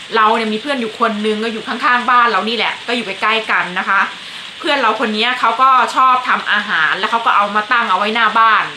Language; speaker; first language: Thai; native; Thai